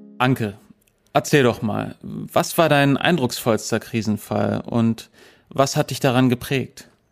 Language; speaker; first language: German; native; German